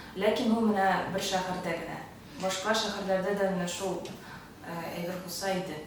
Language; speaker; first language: Tatar; early bilingual, heritage; Tatar